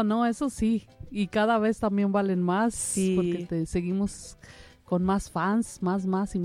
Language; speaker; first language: Spanish; native; Spanish